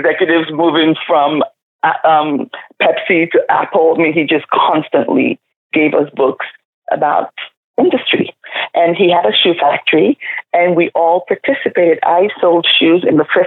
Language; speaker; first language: English; non-native, local second language; Igbo